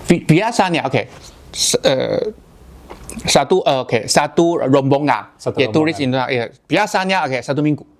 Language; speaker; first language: Indonesian; non-native, learner; Chinese